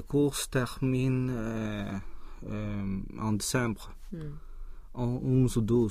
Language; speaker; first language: French; non-native, learner; Swedish